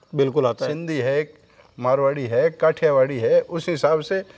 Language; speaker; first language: Hindi; native; Hindi